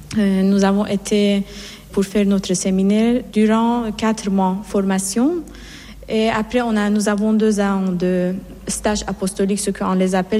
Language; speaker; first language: French; non-native, fluent; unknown